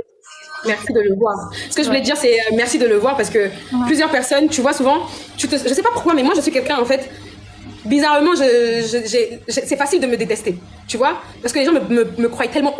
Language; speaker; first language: French; non-native, local second language; Lingala